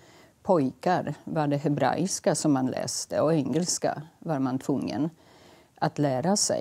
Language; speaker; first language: Swedish; non-native, fluent; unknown